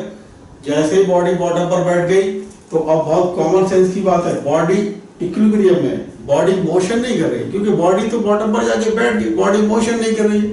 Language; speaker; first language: Hindi; native; Hindi